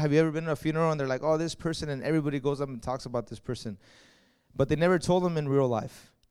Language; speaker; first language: English; early bilingual, other home language; Spanish